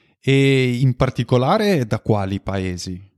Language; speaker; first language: Italian; native; Italian